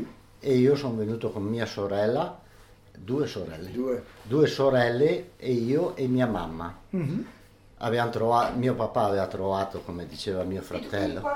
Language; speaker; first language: Italian; early bilingual, other home language; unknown